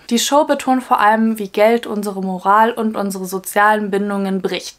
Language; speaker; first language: German; native; German